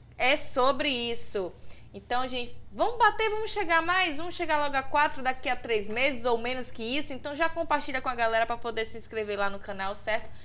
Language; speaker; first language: Portuguese; native; Portuguese